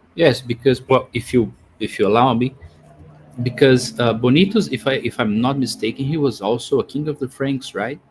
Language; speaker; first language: English; non-native, fluent; Portuguese